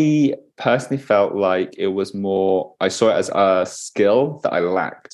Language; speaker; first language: English; native; English